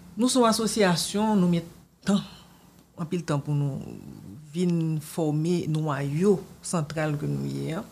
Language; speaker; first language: French; non-native, local second language; Haitian Creole